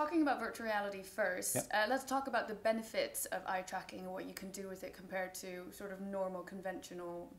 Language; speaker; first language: English; native; English